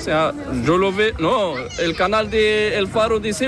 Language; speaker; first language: Spanish; non-native, learner; Arabic